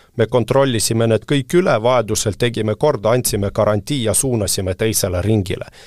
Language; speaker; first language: Estonian; non-native, local second language; Russian